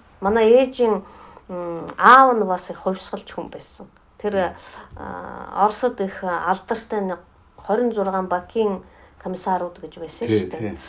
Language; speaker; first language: Mongolian; non-native, fluent; Russian